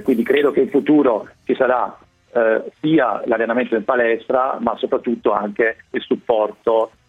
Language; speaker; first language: Italian; early bilingual, other home language; German